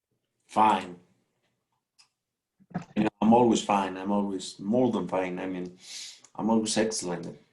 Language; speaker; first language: English; non-native, fluent; Spanish